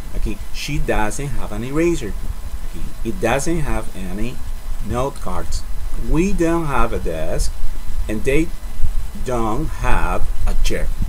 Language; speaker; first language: English; non-native, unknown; Spanish